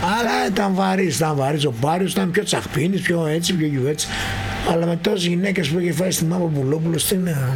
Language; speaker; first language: Greek; native; Greek